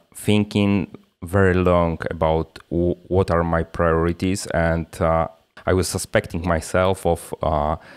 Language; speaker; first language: English; non-native, fluent; Polish